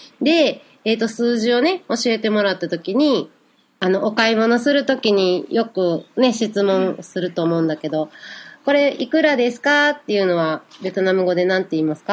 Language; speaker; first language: Japanese; native; Japanese